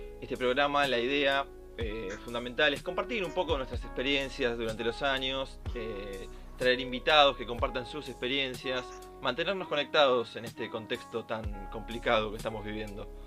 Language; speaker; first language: Spanish; native; Spanish